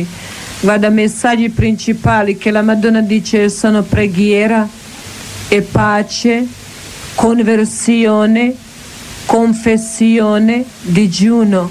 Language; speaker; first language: Italian; non-native, learner; Croatian